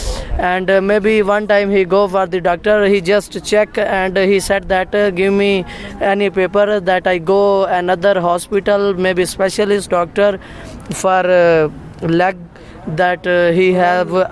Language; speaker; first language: English; non-native, learner; Punjabi